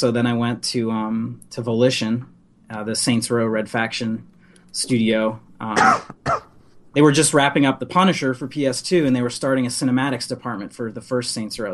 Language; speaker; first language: English; native; English